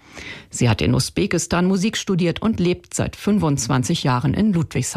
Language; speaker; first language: German; native; German